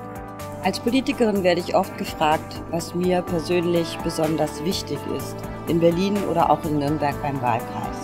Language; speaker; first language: German; native; German